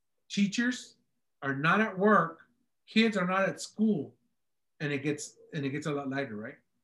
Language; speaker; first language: English; early bilingual, other home language; Spanish